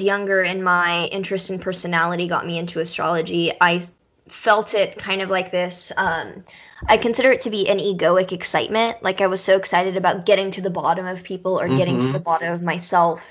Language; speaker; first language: English; native; English